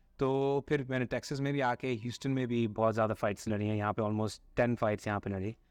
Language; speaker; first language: Urdu; native; Urdu